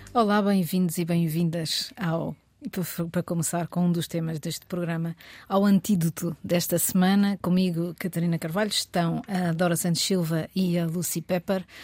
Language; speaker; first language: Portuguese; native; Portuguese